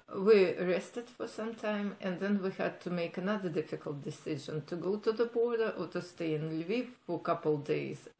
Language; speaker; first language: English; non-native, fluent; Ukrainian